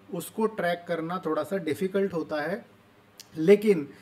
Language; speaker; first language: Hindi; native; Hindi